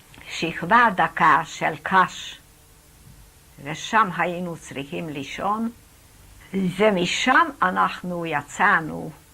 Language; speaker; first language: Hebrew; non-native, fluent; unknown